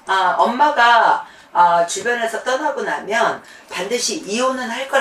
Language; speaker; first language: Korean; native; Korean